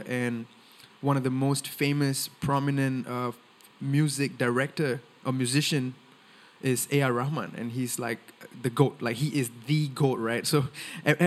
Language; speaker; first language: English; non-native, local second language; Tamil